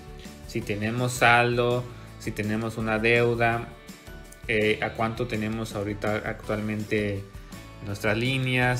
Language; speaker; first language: Spanish; native; Spanish